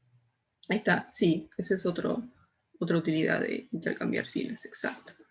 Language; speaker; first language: Spanish; native; Spanish